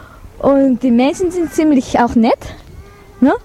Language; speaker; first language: German; non-native, fluent; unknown